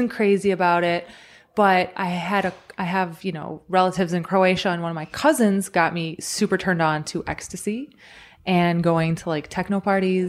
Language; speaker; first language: English; early bilingual, other home language; Croatian